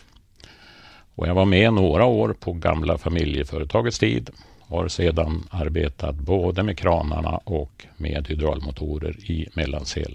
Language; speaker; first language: Swedish; native; Swedish